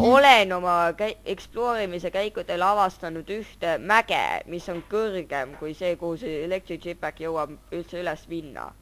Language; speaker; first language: Estonian; native; Estonian